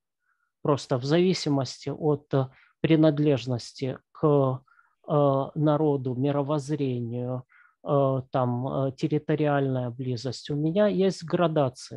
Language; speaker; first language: Russian; native; Russian